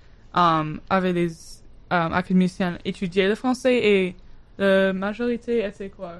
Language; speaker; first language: French; non-native, learner; English